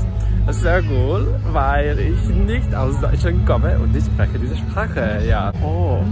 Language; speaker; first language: German; non-native, learner; Serbian